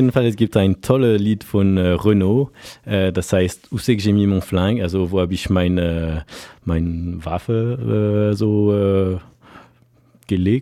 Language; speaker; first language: German; non-native, fluent; French